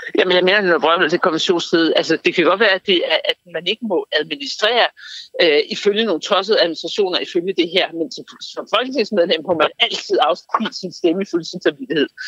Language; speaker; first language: Danish; native; Danish